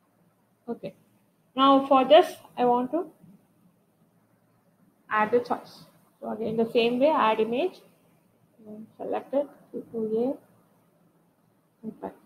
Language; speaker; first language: English; non-native, local second language; Tamil